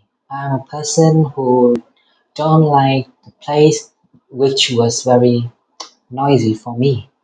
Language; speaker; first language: English; non-native, learner; Vietnamese